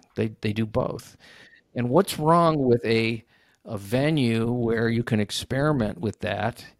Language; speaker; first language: English; native; English